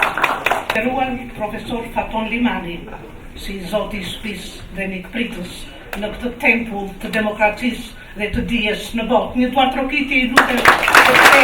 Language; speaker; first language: Albanian; native; Albanian